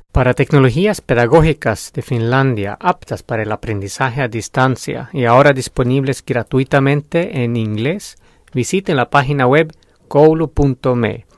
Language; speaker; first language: Spanish; non-native, fluent; Finnish